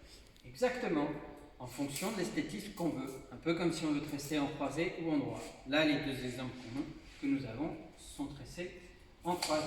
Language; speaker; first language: French; native; French